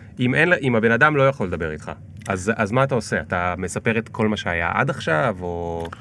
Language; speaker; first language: Hebrew; native; Hebrew